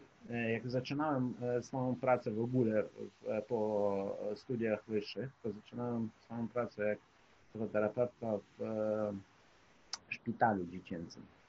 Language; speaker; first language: Polish; non-native, fluent; Ukrainian